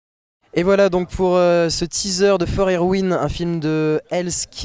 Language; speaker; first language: French; native; French